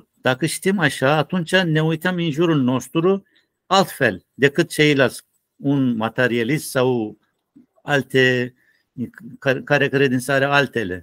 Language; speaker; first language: Romanian; non-native, learner; Turkish